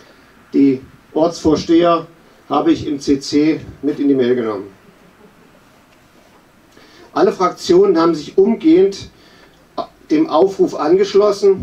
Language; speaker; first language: German; native; German